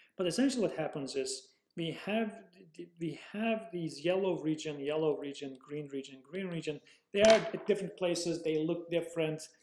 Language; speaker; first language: English; non-native, fluent; Turkish